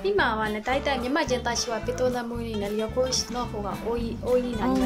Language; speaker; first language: Japanese; non-native, learner; Burmese